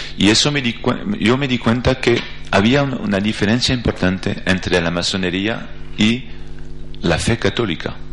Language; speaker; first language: Spanish; non-native, fluent; French